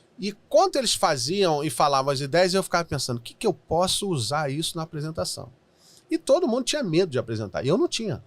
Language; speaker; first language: Portuguese; native; Portuguese